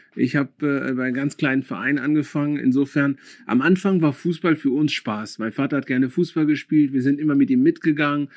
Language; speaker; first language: German; early bilingual, other home language; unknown